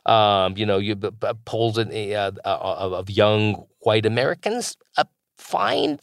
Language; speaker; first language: English; non-native, fluent; Spanish